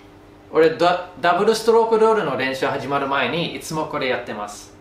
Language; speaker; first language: Japanese; non-native, fluent; English